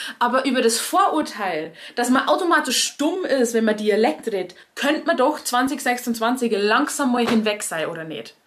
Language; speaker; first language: German; native; German